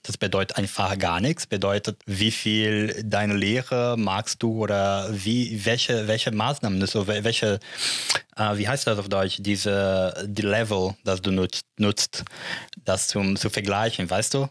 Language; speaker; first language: German; non-native, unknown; Portuguese